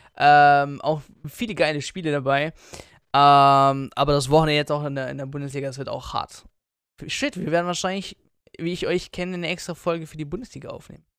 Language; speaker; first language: German; early bilingual, other home language; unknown